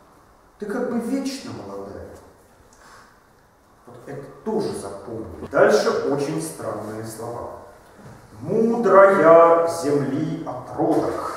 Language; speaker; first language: Russian; native; Russian